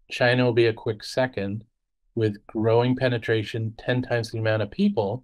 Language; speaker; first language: English; native; English